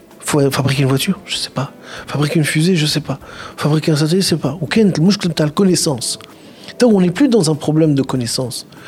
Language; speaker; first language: French; non-native, local second language; Arabic